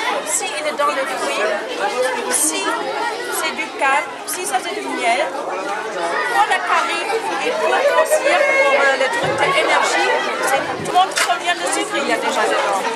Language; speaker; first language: French; non-native, fluent; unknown